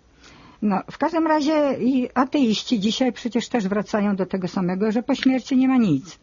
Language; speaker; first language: Polish; native; Polish